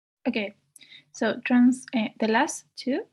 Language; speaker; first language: English; non-native, fluent; Spanish